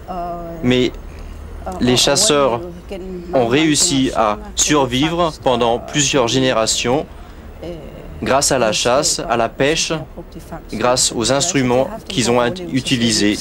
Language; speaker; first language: French; non-native, fluent; Kalaallisut